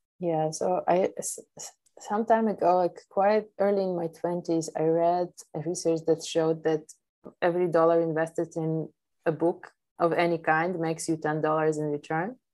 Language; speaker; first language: English; non-native, fluent; Polish